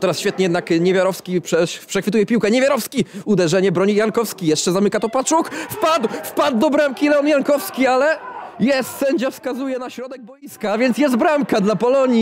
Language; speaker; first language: Polish; native; Polish